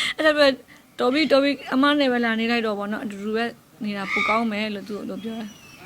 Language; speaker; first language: Burmese; non-native, local second language; S'gaw Karen